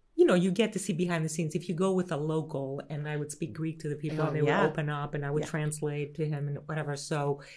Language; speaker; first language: English; early bilingual, other home language; Greek